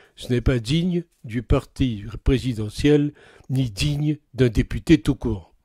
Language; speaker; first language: French; native; French